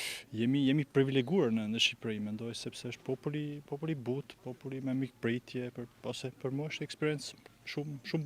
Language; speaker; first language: Albanian; non-native, learner; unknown